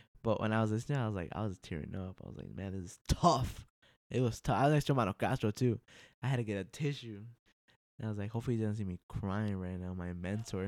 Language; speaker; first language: English; early bilingual, other home language; Spanish